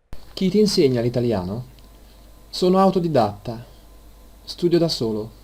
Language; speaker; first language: Italian; non-native, learner; English